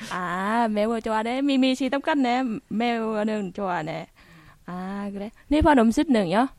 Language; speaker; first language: Korean; non-native, learner; Vietnamese